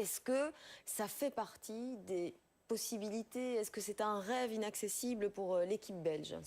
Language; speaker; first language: French; native; French